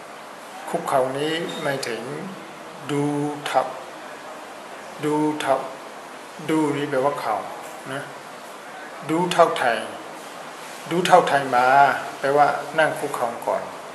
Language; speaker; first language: Thai; non-native, fluent; Burmese